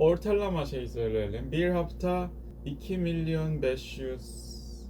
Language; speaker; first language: Turkish; non-native, learner; Korean